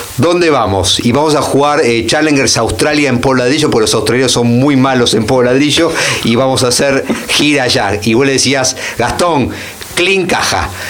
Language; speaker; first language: Spanish; native; Spanish